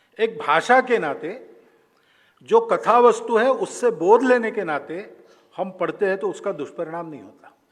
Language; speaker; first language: Hindi; non-native, local second language; Marathi